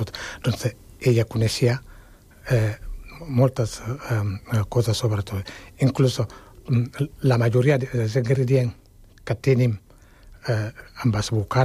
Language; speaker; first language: Catalan; non-native, fluent; Wolof